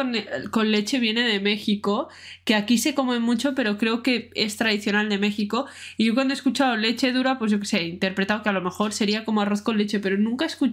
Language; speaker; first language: Spanish; native; Spanish